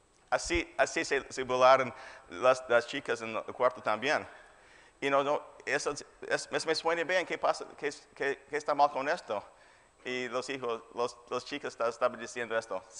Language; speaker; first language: Spanish; non-native, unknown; English